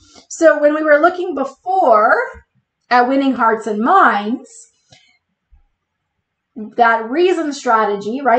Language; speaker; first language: English; native; English